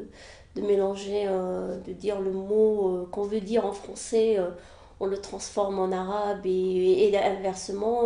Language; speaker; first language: French; non-native, fluent; Arabic